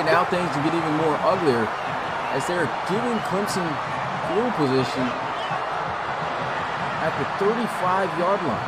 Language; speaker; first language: English; native; English